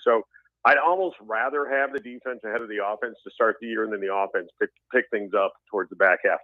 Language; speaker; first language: English; native; English